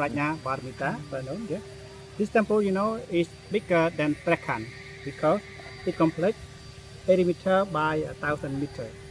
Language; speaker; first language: English; non-native, local second language; Khmer